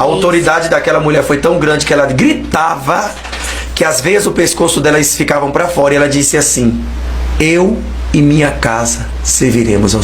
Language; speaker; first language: Portuguese; native; Portuguese